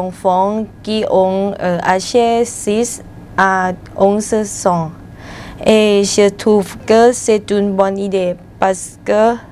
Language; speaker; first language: French; non-native, learner; Thai